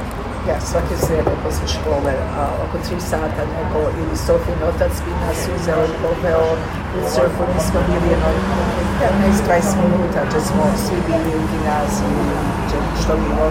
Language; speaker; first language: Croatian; early bilingual, heritage; Serbian